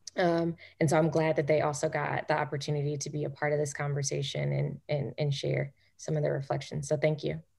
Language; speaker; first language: English; native; English